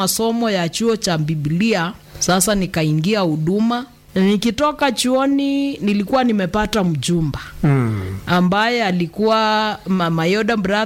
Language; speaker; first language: Swahili; non-native, local second language; Kamba